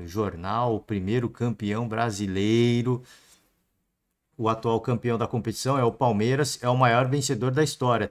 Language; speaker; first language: Portuguese; native; Portuguese